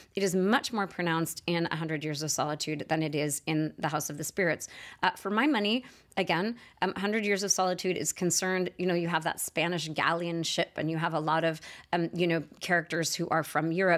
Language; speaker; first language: English; native; English